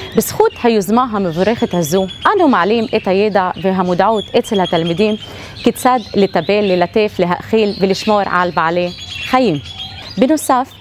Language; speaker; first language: Hebrew; non-native, local second language; Arabic